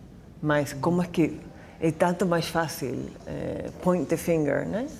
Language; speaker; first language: Spanish; non-native, learner; Portuguese